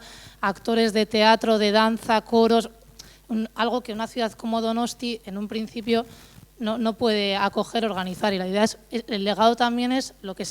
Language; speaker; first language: Spanish; native; Spanish